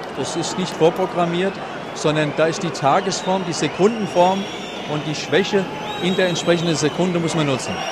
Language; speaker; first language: German; native; German